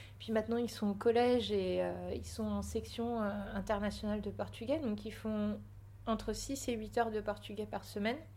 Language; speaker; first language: French; early bilingual, other home language; Portuguese